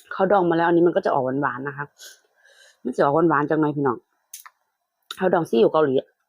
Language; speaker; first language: Thai; native; Thai